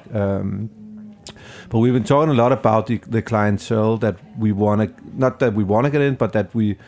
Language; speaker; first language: English; non-native, fluent; Danish